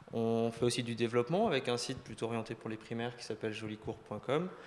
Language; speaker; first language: French; native; French